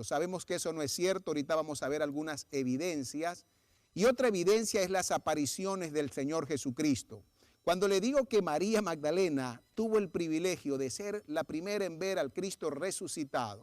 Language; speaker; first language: Spanish; native; Spanish